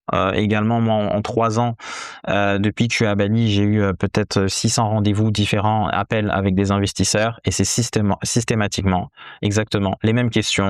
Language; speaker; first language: French; native; French